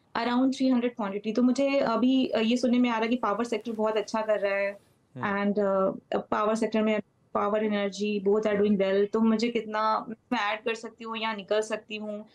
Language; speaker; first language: Hindi; native; Hindi